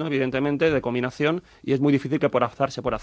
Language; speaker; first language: Spanish; native; Spanish